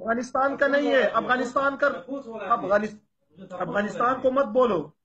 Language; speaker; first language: Hindi; non-native, learner; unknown